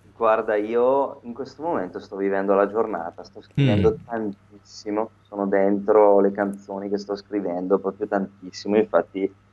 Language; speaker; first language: Italian; native; Italian